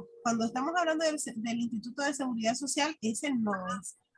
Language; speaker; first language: Spanish; native; Spanish